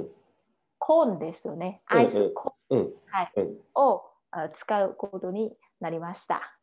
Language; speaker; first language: Japanese; non-native, learner; Vietnamese